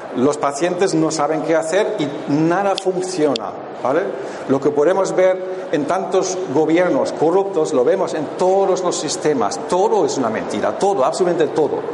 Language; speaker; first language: Spanish; non-native, fluent; German